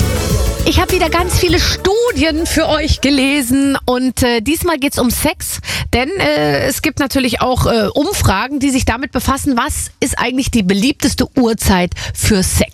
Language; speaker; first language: German; native; German